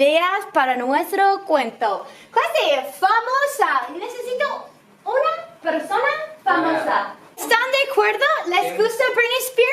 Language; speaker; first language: Spanish; non-native, fluent; English